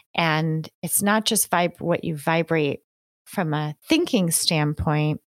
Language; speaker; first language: English; native; English